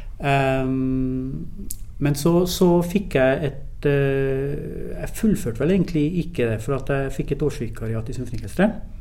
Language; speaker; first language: Norwegian; early bilingual, other home language; English